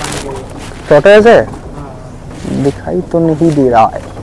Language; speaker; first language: Hindi; non-native, local second language; Bangla